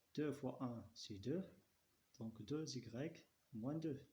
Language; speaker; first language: French; non-native, local second language; Arabic